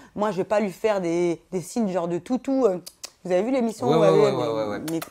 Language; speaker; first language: French; native; French